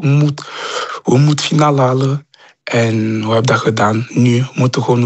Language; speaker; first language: Dutch; non-native, local second language; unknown